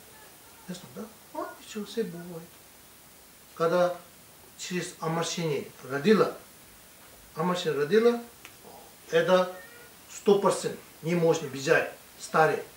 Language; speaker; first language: Russian; non-native, learner; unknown